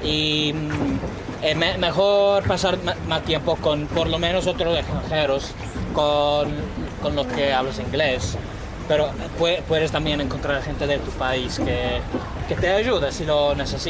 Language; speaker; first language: Spanish; non-native, fluent; English